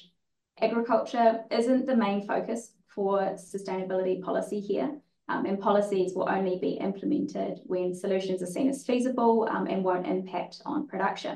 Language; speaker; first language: English; native; English